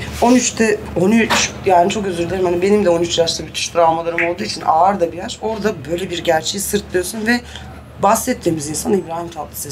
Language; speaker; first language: Turkish; native; Turkish